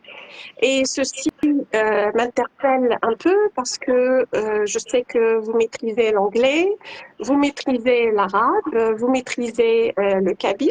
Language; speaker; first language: French; non-native, local second language; Arabic